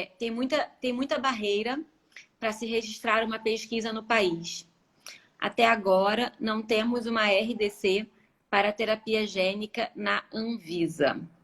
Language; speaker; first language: Portuguese; native; Portuguese